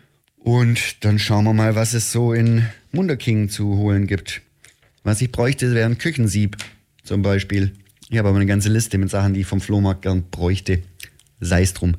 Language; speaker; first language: German; native; German